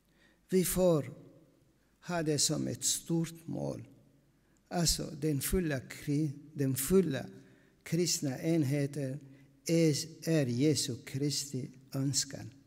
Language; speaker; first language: Swedish; non-native, fluent; Aramaic